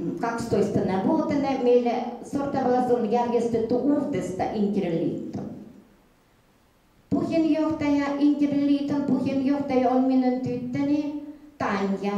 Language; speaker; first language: Finnish; early bilingual, heritage; Finnish